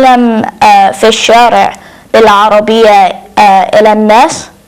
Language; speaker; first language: Arabic; non-native, learner; English